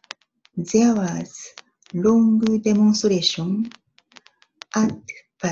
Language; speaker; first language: English; non-native, learner; Japanese